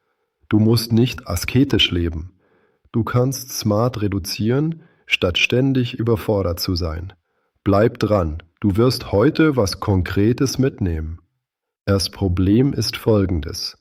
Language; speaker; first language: German; native; German